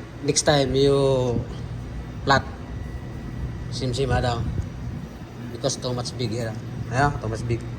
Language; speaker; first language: English; non-native, learner; Filipino